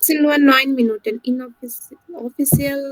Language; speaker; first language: German; non-native, learner; Bangla